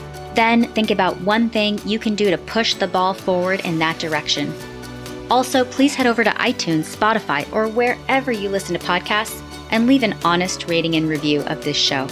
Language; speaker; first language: English; native; English